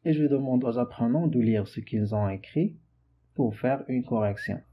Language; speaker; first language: French; non-native, local second language; Arabic